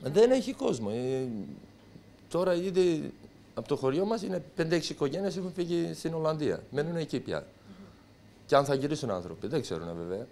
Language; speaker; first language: Greek; non-native, local second language; Turkish